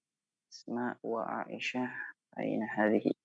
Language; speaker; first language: Arabic; non-native, fluent; Indonesian